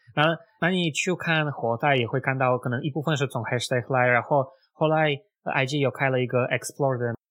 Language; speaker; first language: Chinese; non-native, fluent; Russian